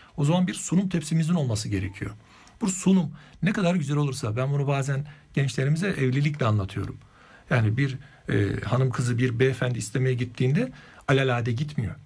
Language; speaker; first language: Turkish; native; Turkish